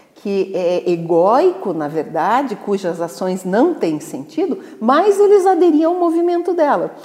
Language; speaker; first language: Portuguese; native; Portuguese